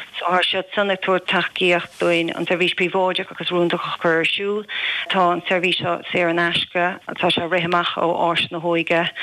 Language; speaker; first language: Irish; native; Irish